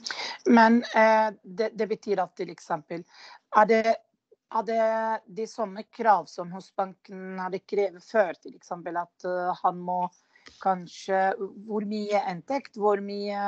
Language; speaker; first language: Norwegian; non-native, fluent; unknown